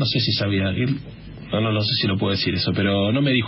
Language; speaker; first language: Spanish; native; Spanish